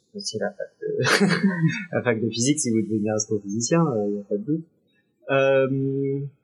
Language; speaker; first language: French; native; French